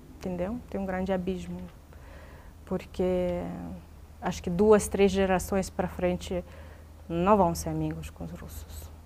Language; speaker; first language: Portuguese; non-native, fluent; Russian